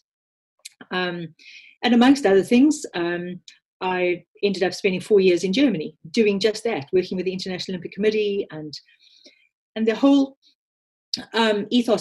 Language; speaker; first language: English; native; English